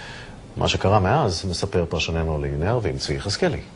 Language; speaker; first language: Hebrew; native; Hebrew